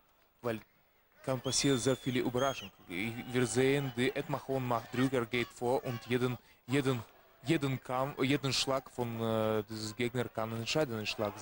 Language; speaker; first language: German; non-native, learner; Russian